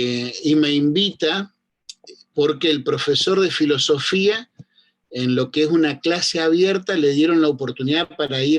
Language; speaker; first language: Spanish; native; Spanish